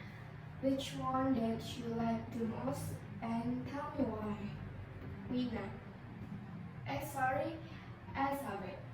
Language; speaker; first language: English; non-native, learner; Indonesian